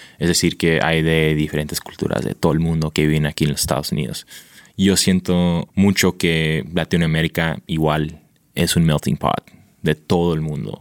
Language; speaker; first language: Spanish; early bilingual, heritage; Spanish